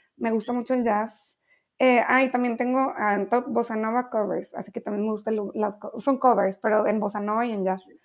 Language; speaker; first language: Spanish; native; Spanish